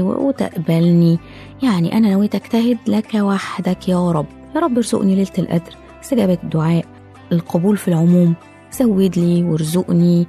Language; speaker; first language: Arabic; native; Arabic